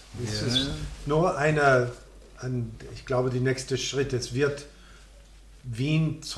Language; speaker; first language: German; non-native, fluent; English